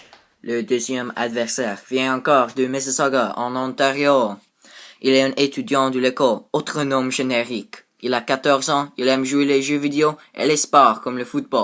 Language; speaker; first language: French; non-native, learner; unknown